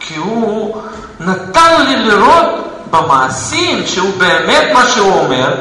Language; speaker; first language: Hebrew; non-native, fluent; Russian